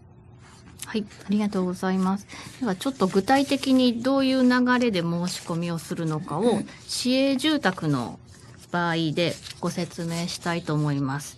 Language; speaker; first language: Japanese; native; Japanese